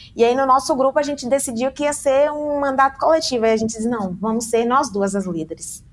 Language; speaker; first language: Portuguese; native; Portuguese